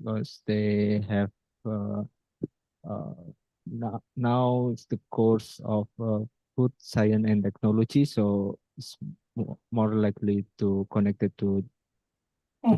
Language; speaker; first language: English; non-native, fluent; Indonesian